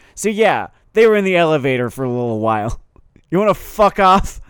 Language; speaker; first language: English; native; English